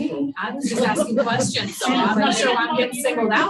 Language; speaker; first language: English; native; English